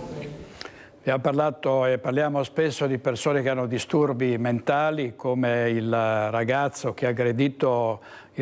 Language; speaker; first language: Italian; native; Italian